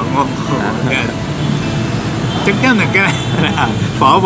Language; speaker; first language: Vietnamese; non-native, learner; Japanese